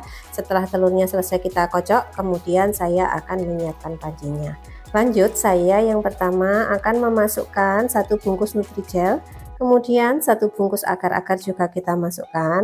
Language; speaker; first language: Indonesian; native; Indonesian